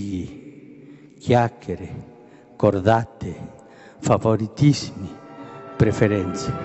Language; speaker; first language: Italian; non-native, fluent; Spanish